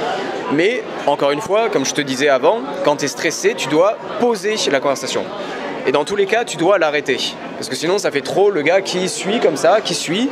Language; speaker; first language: French; native; French